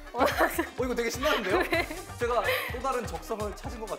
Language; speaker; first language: Korean; native; Korean